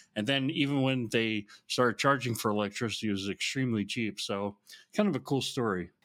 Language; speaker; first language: English; native; English